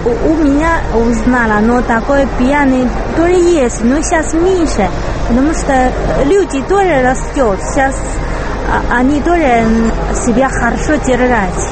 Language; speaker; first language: Russian; non-native, learner; Chinese